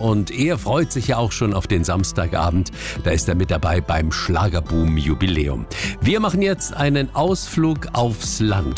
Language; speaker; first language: German; native; German